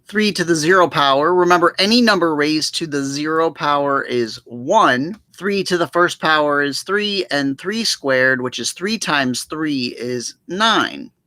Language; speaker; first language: English; native; English